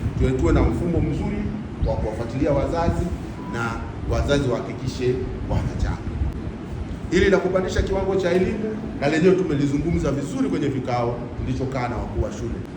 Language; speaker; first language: Swahili; native; Swahili